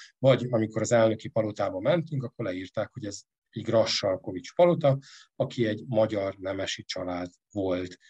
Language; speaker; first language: Hungarian; native; Hungarian